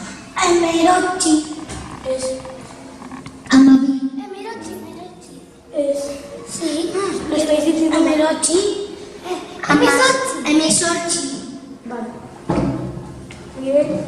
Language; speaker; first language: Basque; non-native, local second language; Spanish